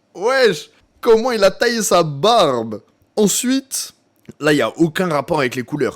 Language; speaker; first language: French; native; French